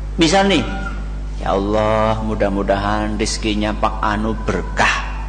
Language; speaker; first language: Malay; non-native, local second language; Javanese